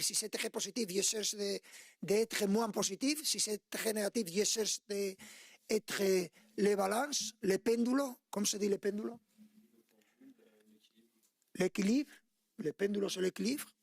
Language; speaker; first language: French; non-native, fluent; Spanish